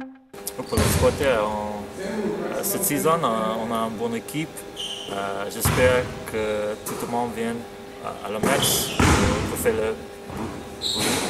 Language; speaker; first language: French; non-native, fluent; English